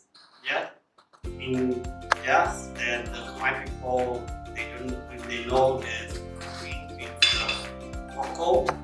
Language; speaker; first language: English; non-native, learner; Khmer